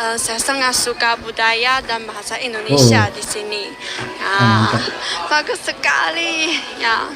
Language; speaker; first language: Indonesian; non-native, learner; Chinese